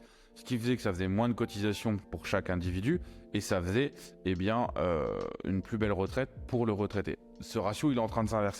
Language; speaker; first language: French; native; French